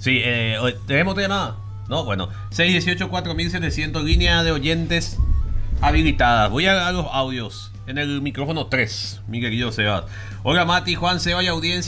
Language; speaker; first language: Spanish; native; Spanish